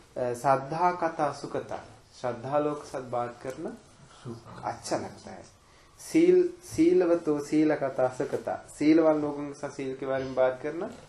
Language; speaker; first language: Hindi; non-native, fluent; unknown